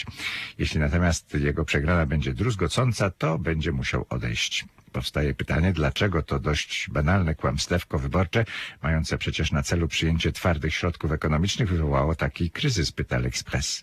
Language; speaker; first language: Polish; native; Polish